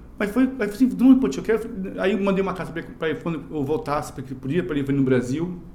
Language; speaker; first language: Portuguese; native; Portuguese